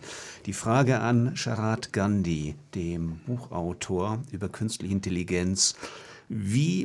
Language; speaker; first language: German; native; German